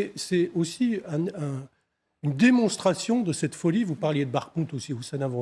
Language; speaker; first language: French; native; French